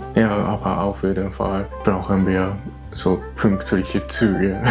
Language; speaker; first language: German; non-native, fluent; Japanese